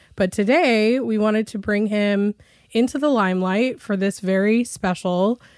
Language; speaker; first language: English; native; English